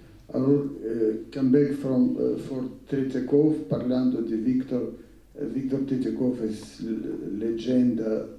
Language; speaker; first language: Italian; non-native, learner; Russian